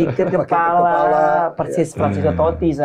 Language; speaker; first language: Indonesian; native; Indonesian